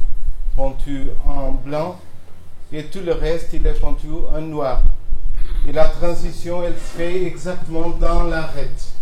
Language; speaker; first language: French; non-native, fluent; Portuguese